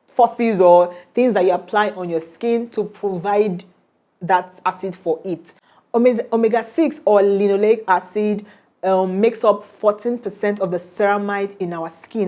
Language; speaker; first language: English; non-native, local second language; Igbo